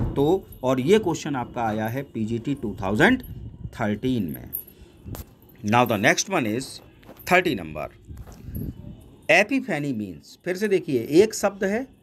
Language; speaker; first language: Hindi; native; Hindi